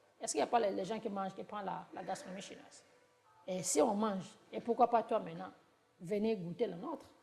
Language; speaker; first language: French; non-native, local second language; Lingala